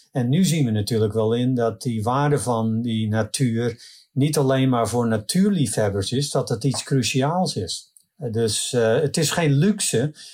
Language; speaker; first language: Dutch; native; Dutch